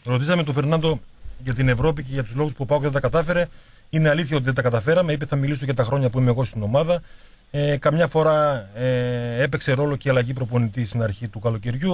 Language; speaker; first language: Greek; native; Greek